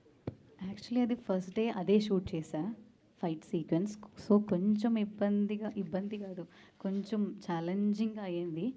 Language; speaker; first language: Telugu; non-native, learner; Malayalam